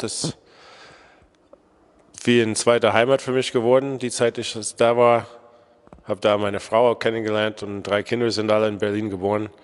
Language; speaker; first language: German; non-native, fluent; English